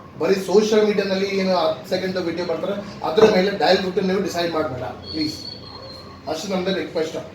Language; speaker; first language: Kannada; non-native, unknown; Hindi